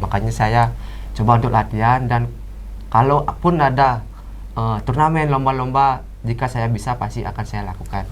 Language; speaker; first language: Indonesian; non-native, local second language; Balinese